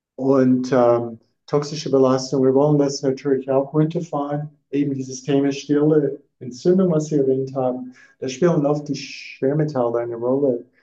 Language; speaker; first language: German; non-native, fluent; English